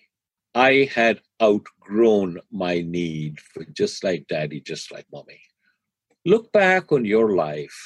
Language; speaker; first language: English; non-native, local second language; Hindi